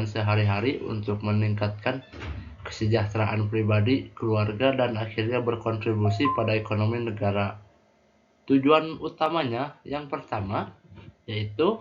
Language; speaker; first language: Indonesian; native; Indonesian